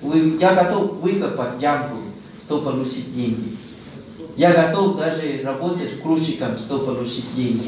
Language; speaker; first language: Russian; non-native, learner; Thai